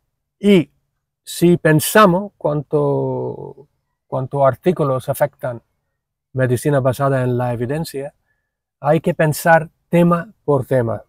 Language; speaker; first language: Spanish; non-native, fluent; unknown